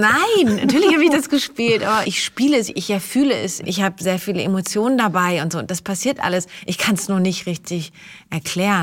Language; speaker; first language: German; native; German